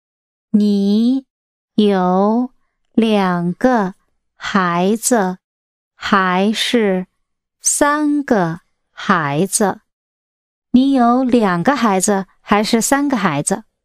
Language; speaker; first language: Chinese; non-native, learner; English